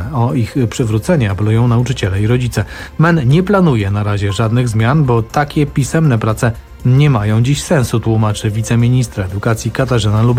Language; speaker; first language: Polish; native; Polish